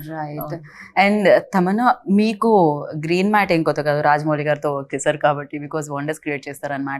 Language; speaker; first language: Telugu; native; Telugu